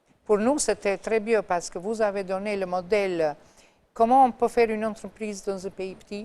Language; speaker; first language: French; non-native, fluent; Albanian